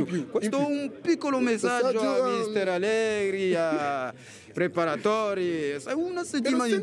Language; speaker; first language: Italian; non-native, fluent; French